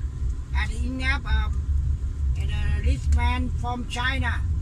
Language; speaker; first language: English; non-native, learner; Thai